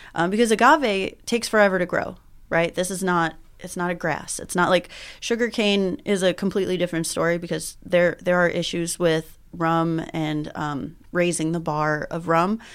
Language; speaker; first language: English; early bilingual, other home language; Spanish